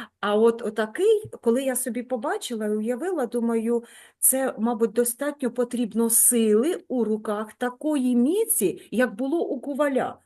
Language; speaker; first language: Ukrainian; native; Ukrainian